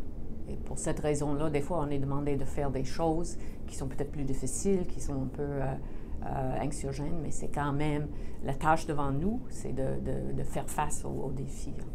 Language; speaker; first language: French; non-native, local second language; English